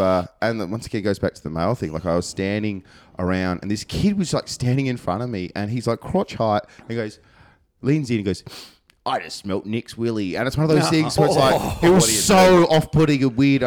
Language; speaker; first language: English; native; English